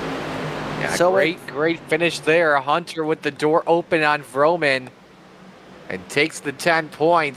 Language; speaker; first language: English; native; English